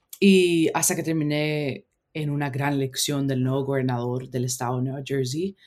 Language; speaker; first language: Spanish; early bilingual, heritage; Spanish